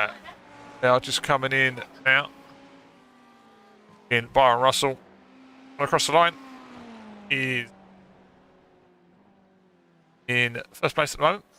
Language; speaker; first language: English; native; English